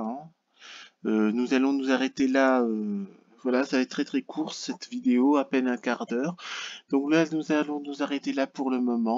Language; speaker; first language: French; native; French